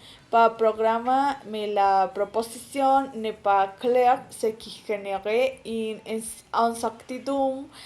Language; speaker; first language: French; non-native, learner; Spanish